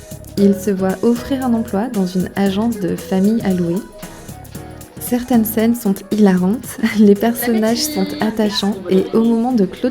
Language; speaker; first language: French; native; French